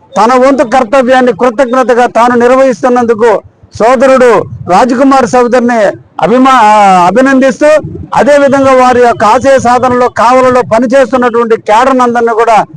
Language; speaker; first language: Telugu; native; Telugu